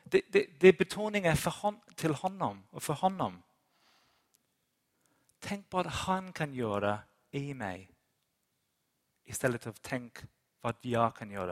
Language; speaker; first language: Swedish; non-native, fluent; English